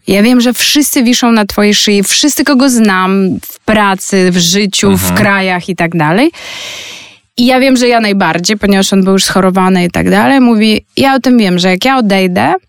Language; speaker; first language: Polish; non-native, fluent; Ukrainian